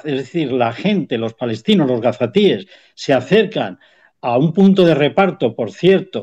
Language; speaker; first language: Spanish; native; Spanish